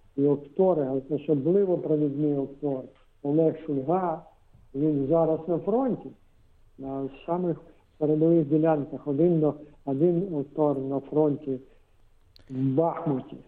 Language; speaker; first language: Ukrainian; non-native, local second language; Russian